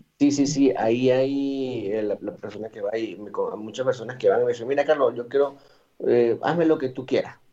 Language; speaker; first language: Spanish; native; Spanish